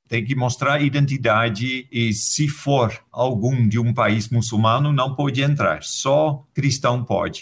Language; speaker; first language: Portuguese; non-native, fluent; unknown